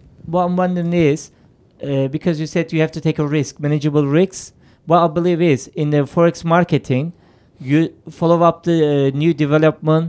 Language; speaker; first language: English; non-native, fluent; Turkish